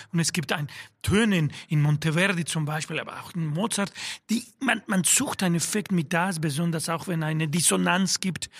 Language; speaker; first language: German; non-native, fluent; Spanish